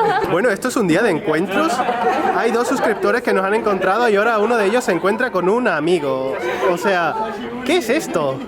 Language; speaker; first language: Spanish; native; Spanish